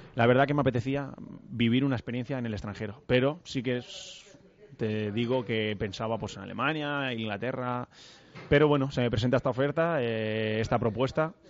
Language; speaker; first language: Spanish; native; Spanish